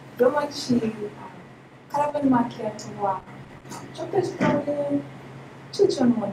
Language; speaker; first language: Korean; non-native, learner; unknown